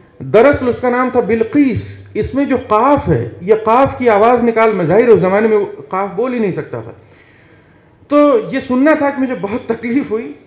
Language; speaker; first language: Hindi; native; Hindi